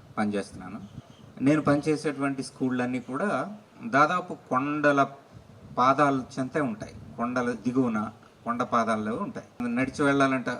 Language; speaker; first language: Telugu; non-native, local second language; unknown